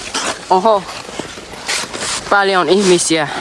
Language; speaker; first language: Finnish; non-native, learner; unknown